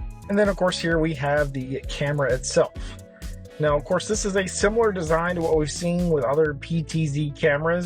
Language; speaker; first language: English; native; English